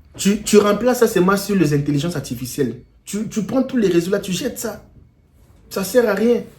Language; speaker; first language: French; non-native, local second language; Lingala